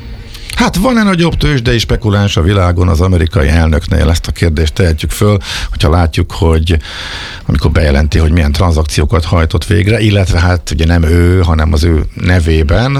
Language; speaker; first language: Hungarian; native; Hungarian